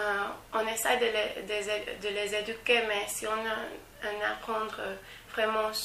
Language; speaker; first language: French; non-native, fluent; English